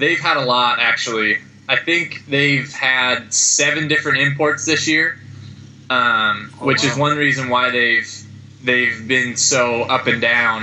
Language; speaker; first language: English; native; English